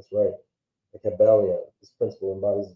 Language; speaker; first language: English; native; English